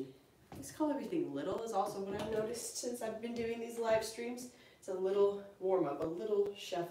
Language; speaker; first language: English; native; English